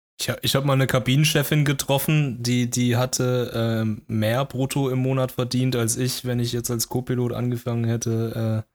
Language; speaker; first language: German; early bilingual, other home language; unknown